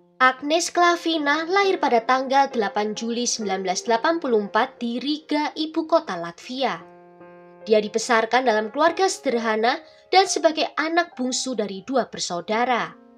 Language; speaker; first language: Indonesian; native; Indonesian